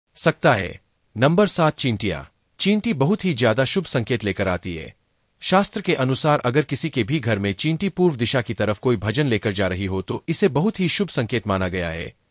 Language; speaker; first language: Hindi; non-native, local second language; Gujarati